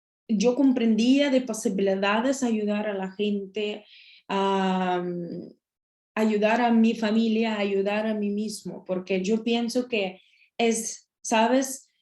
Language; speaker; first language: Spanish; non-native, learner; Russian